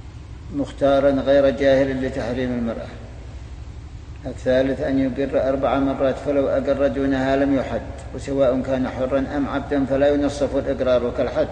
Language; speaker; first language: Arabic; native; Arabic